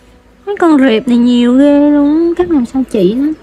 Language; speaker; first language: Vietnamese; native; Vietnamese